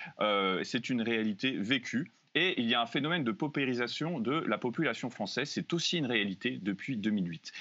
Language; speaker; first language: French; native; French